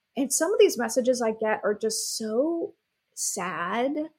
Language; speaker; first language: English; native; English